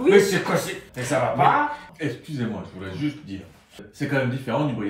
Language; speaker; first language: French; native; French